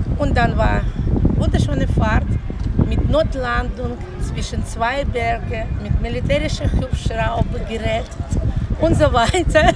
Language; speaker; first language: German; non-native, learner; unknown